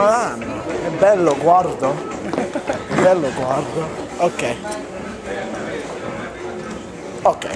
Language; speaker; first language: Italian; non-native, learner; English